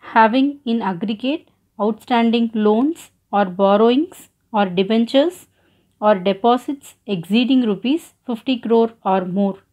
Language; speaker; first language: English; non-native, local second language; Tamil